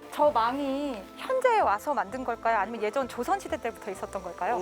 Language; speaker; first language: Korean; native; Korean